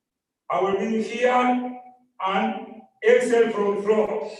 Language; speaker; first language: English; non-native, learner; Spanish